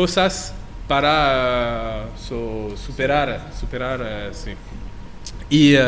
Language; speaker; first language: Spanish; non-native, learner; French